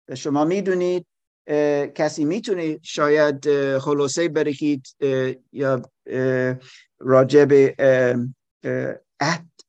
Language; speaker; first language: Persian; non-native, learner; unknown